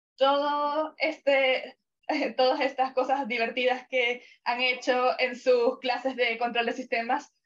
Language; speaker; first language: Spanish; non-native, fluent; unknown